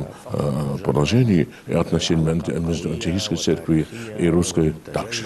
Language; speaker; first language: Russian; non-native, fluent; Arabic